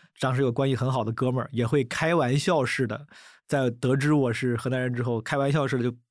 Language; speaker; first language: Chinese; native; Chinese